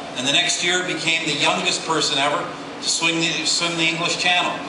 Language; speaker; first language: English; native; English